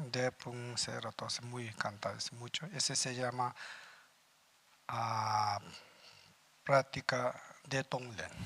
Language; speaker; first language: Spanish; non-native, learner; Tibetan